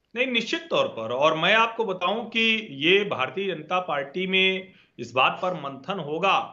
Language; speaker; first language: Hindi; native; Hindi